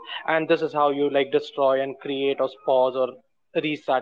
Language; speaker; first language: English; non-native, local second language; Hindi